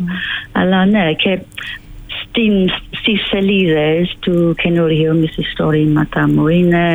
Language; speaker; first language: Greek; non-native, fluent; English